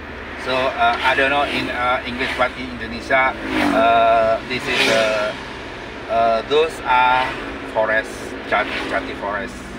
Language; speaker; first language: English; non-native, learner; Indonesian